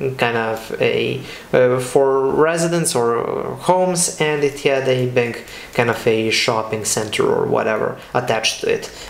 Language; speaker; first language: English; non-native, fluent; Serbian